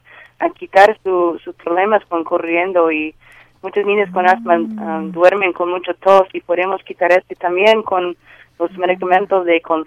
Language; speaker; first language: Spanish; non-native, learner; English